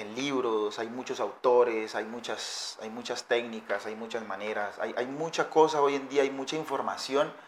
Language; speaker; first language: Spanish; native; Spanish